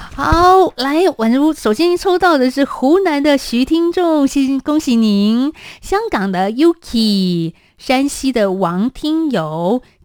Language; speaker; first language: Chinese; native; Chinese